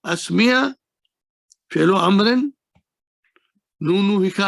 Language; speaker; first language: Arabic; non-native, fluent; Urdu